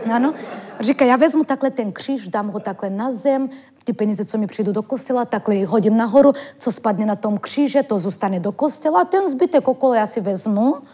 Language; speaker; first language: Czech; non-native, fluent; Turkish